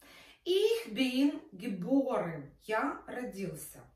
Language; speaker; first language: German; non-native, fluent; Russian